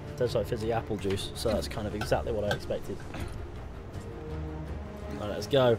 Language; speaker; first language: English; native; English